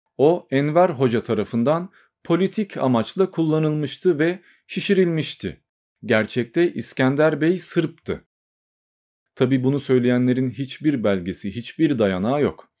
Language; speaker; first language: Turkish; native; Turkish